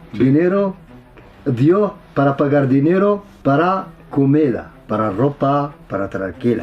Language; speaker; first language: Spanish; non-native, learner; Arabic